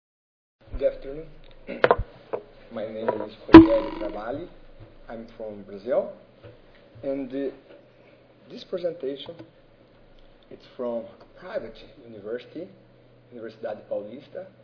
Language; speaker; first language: English; non-native, learner; Portuguese